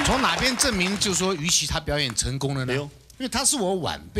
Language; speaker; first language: Chinese; native; Chinese